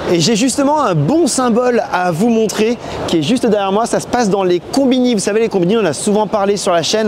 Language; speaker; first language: French; native; French